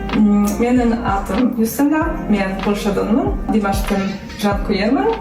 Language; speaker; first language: Kazakh; non-native, learner; Polish